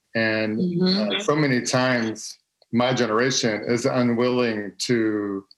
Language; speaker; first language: English; native; English